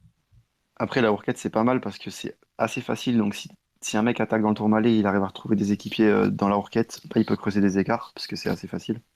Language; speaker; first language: French; native; French